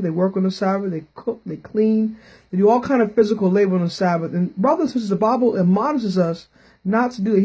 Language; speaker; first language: English; native; English